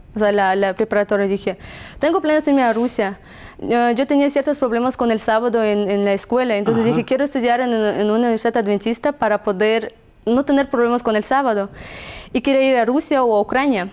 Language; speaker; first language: Spanish; non-native, fluent; Russian